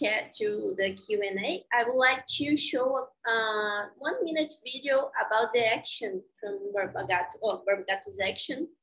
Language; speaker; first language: English; non-native, fluent; Portuguese